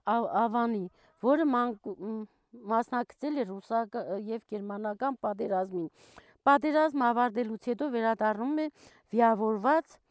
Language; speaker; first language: Armenian; non-native, local second language; Kurdish